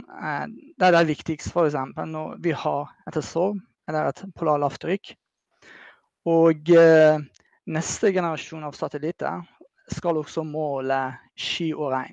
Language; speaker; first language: Norwegian; non-native, fluent; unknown